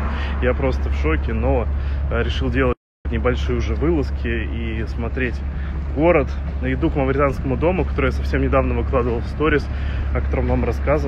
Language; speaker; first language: Russian; native; Russian